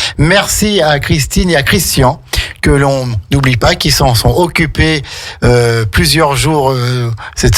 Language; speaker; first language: French; native; French